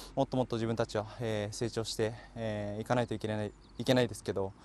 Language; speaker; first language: Japanese; native; Japanese